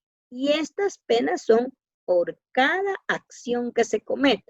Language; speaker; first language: Spanish; native; Spanish